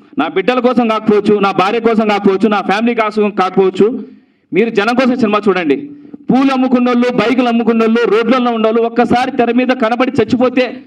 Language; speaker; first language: Telugu; native; Telugu